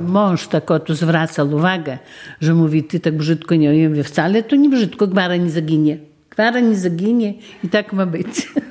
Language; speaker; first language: Polish; non-native, local second language; Belarusian